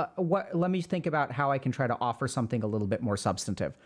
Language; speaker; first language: English; native; English